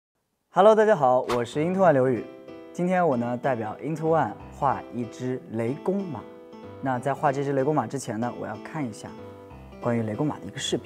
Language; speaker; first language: Chinese; native; Chinese